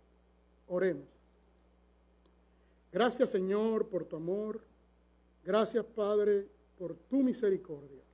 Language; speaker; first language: Spanish; native; Spanish